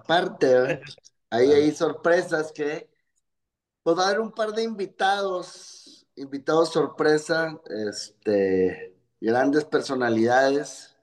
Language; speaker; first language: Spanish; native; Spanish